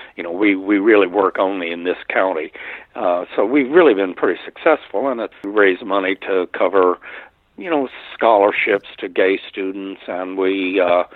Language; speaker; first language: English; native; English